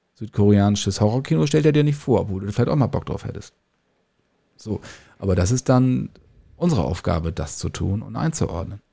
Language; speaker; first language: German; native; German